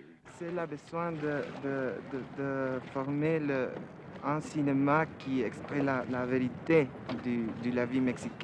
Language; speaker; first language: French; non-native, learner; Spanish